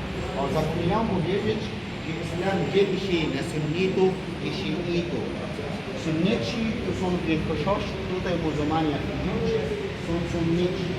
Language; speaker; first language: Polish; non-native, learner; Arabic